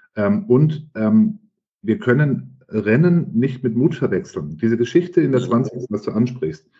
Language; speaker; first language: German; native; German